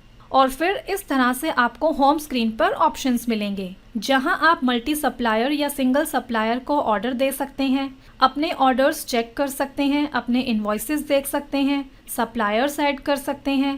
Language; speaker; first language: Hindi; native; Hindi